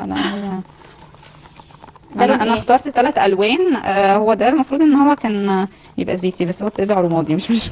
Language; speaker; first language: Arabic; native; Arabic